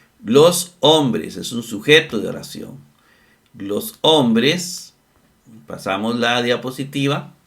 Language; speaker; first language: Spanish; native; Spanish